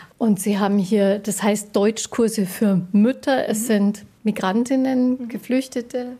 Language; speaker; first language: German; native; German